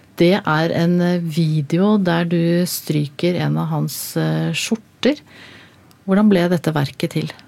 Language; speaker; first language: Norwegian; native; Norwegian